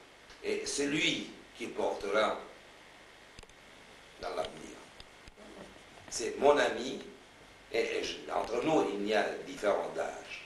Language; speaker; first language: French; non-native, fluent; Romanian